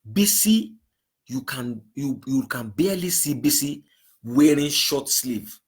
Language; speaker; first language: English; non-native, local second language; Yoruba